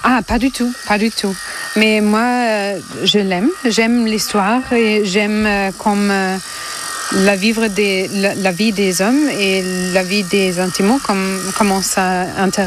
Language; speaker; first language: French; non-native, learner; German